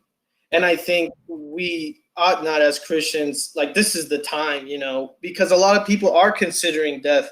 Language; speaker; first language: English; native; English